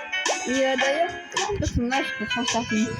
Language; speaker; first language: French; native; French